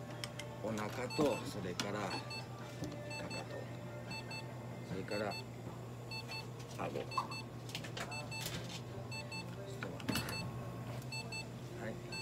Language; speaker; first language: Japanese; native; Japanese